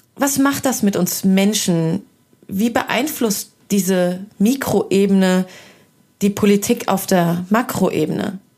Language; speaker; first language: German; early bilingual, other home language; Persian